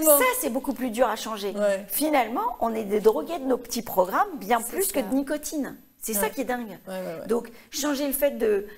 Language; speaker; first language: French; native; French